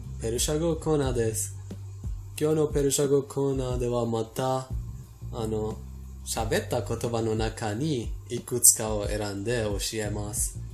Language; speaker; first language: Japanese; non-native, fluent; Persian